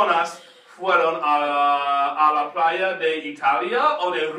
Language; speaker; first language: Spanish; non-native, fluent; English